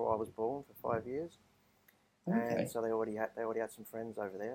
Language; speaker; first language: English; native; English